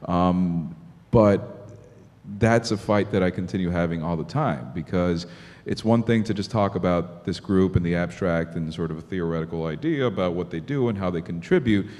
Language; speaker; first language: English; native; English